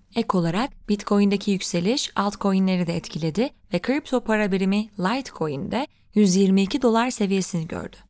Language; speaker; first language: Turkish; native; Turkish